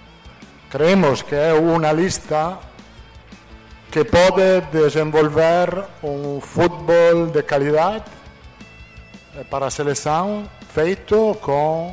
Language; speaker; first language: Portuguese; non-native, fluent; Italian